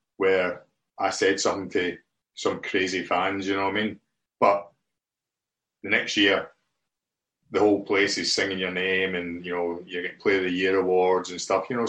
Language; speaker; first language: English; native; English